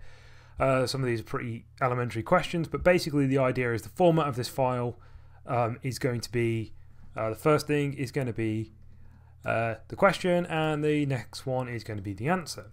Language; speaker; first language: English; native; English